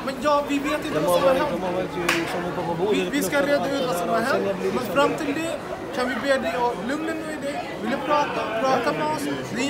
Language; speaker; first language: Swedish; non-native, fluent; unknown